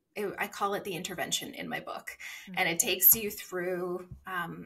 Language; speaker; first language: English; native; English